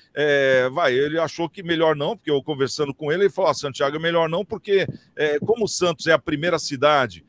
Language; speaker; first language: Portuguese; native; Portuguese